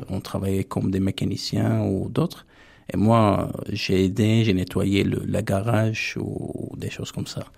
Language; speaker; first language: French; non-native, fluent; Armenian